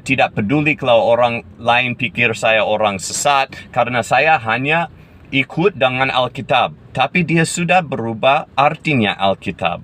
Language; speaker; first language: Indonesian; non-native, fluent; English